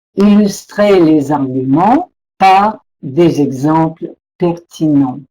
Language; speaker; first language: French; non-native, fluent; Russian